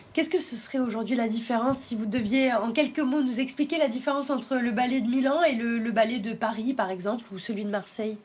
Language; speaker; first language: French; native; French